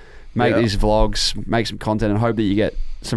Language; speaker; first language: English; native; English